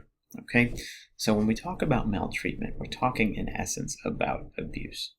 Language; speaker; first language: English; native; English